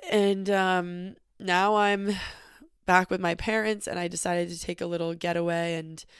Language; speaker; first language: English; native; English